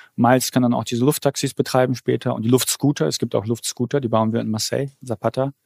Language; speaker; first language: German; early bilingual, other home language; Polish